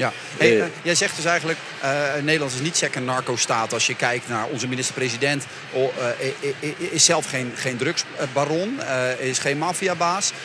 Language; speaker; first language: Dutch; native; Dutch